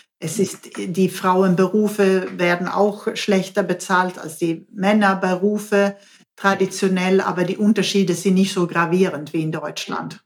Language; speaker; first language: German; non-native, fluent; Swedish